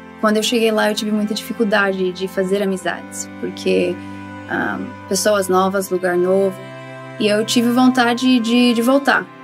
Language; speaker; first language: Portuguese; early bilingual, heritage; Portuguese